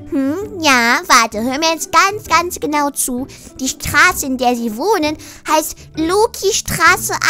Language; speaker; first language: German; native; German